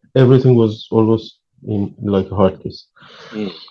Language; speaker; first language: English; non-native, fluent; Persian